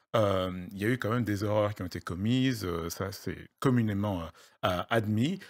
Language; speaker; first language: French; native; French